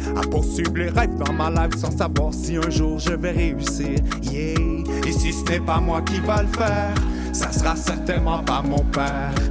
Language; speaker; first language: French; native; French